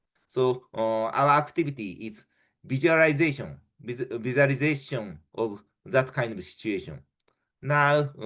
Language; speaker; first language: English; non-native, fluent; Japanese